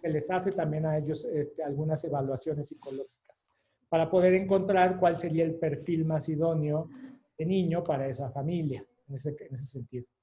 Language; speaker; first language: Spanish; native; Spanish